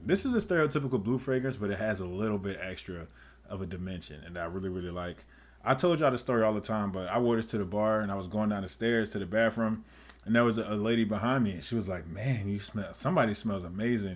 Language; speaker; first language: English; native; English